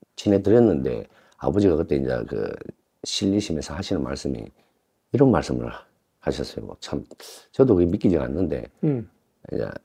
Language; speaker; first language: Korean; native; Korean